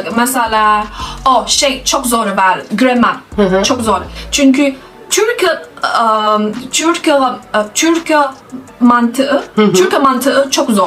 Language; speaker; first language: Turkish; non-native, learner; Chinese